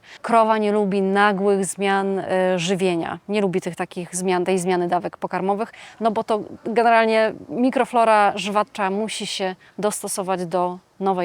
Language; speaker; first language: Polish; native; Polish